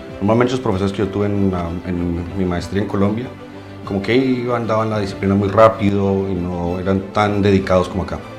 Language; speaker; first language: Spanish; native; Spanish